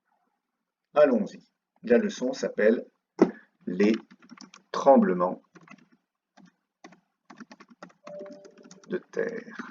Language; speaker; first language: French; native; French